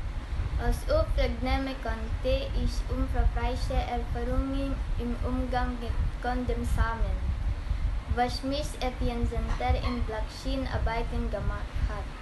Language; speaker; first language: German; non-native, learner; Filipino